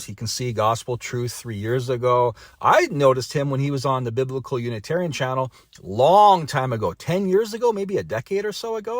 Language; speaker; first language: English; native; English